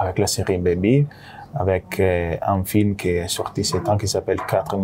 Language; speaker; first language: French; non-native, fluent; Italian